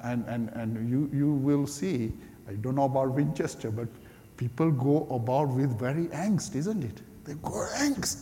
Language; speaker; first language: English; non-native, local second language; Gujarati